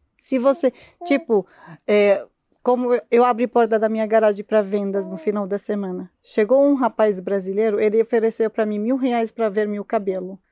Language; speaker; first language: Portuguese; non-native, learner; Arabic